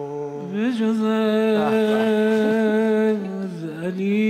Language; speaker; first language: Persian; native; Persian